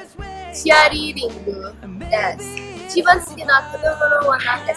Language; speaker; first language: Japanese; non-native, learner; English